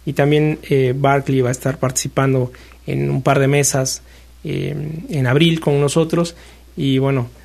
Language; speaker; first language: Spanish; native; Spanish